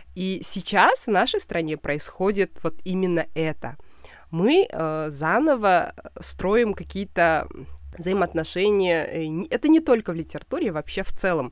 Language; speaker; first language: Russian; non-native, local second language; Kazakh